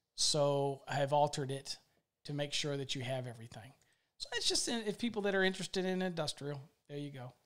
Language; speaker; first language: English; native; English